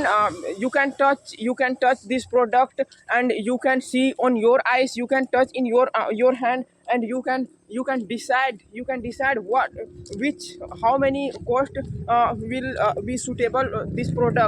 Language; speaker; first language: English; non-native, learner; Hindi